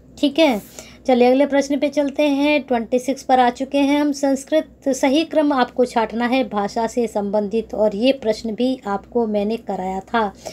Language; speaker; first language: Hindi; native; Hindi